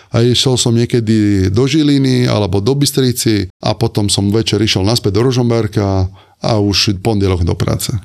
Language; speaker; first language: Slovak; non-native, fluent; Italian